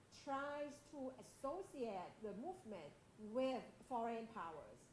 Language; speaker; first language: English; non-native, fluent; Thai